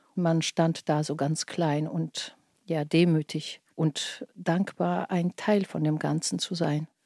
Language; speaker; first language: German; early bilingual, other home language; Polish